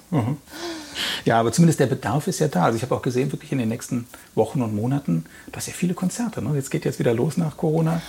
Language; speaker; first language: German; native; German